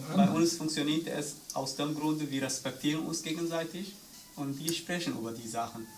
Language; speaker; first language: German; non-native, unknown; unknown